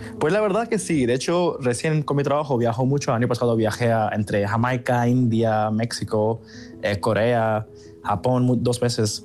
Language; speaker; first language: Spanish; non-native, fluent; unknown